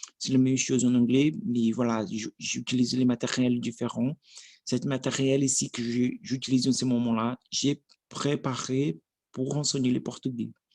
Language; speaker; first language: French; non-native, learner; Portuguese